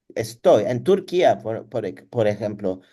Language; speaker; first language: Spanish; non-native, learner; Turkish